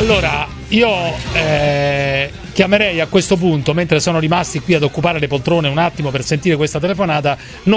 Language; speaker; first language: Italian; native; Italian